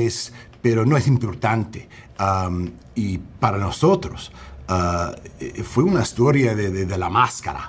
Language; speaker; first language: Spanish; non-native, learner; English